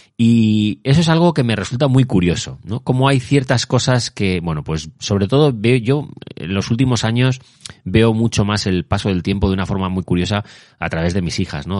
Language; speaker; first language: Spanish; native; Spanish